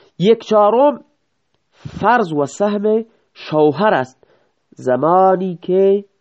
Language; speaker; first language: Persian; native; Persian